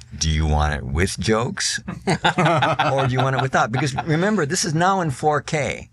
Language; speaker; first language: English; native; English